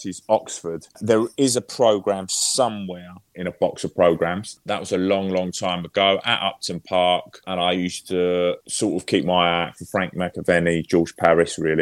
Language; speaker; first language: English; native; English